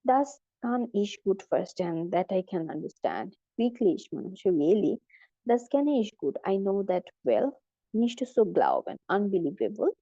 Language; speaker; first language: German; non-native, fluent; Bangla